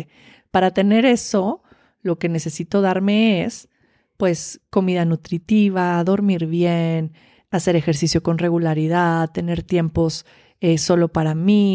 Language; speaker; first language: Spanish; native; Spanish